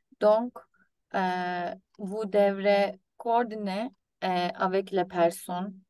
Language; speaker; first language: French; non-native, learner; Turkish